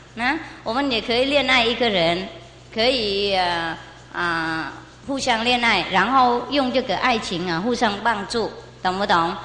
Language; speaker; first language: Chinese; non-native, fluent; Vietnamese